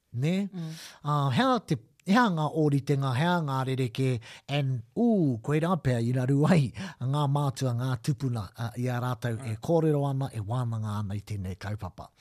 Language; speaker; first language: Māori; non-native, local second language; English